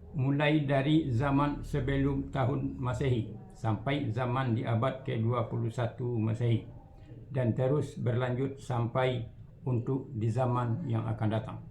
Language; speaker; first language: Malay; non-native, local second language; Minangkabau